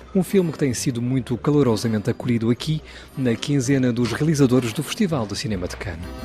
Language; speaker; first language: Portuguese; native; Portuguese